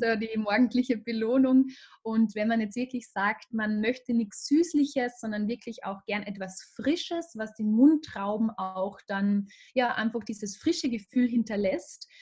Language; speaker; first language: German; native; German